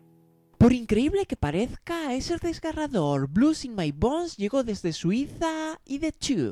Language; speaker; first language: Spanish; native; Spanish